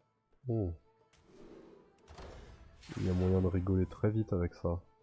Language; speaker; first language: French; native; French